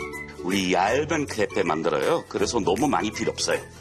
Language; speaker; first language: Korean; non-native, fluent; English